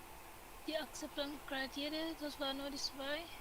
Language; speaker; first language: German; non-native, learner; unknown